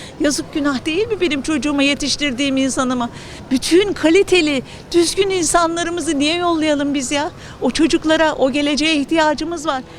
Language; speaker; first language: Turkish; native; Turkish